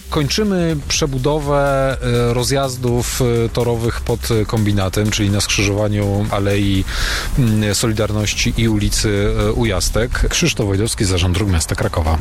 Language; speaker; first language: Polish; native; Polish